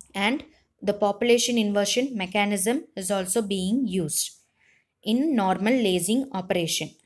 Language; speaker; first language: English; non-native, local second language; Tamil